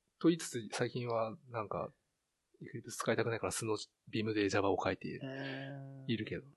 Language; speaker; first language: Japanese; native; Japanese